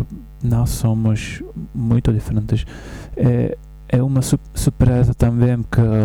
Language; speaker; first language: Portuguese; non-native, learner; Czech